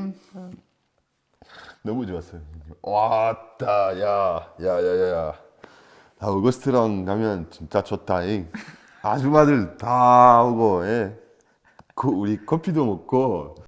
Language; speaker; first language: Korean; non-native, fluent; French